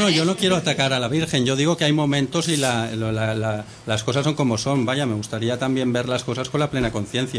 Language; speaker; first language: Spanish; native; Spanish